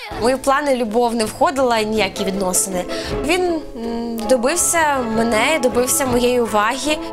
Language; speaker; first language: Ukrainian; native; Ukrainian